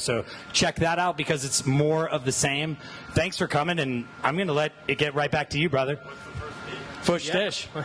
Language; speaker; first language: English; native; English